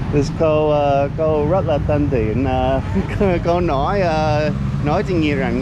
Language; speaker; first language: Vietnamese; non-native, learner; English